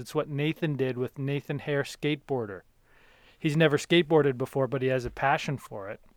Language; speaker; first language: English; native; English